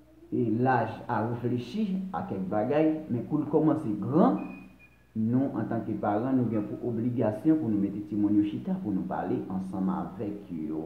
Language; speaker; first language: French; non-native, local second language; Haitian Creole